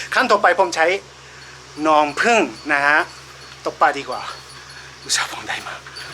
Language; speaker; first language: Thai; non-native, fluent; Japanese